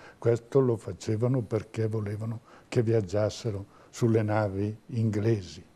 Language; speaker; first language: Italian; native; Italian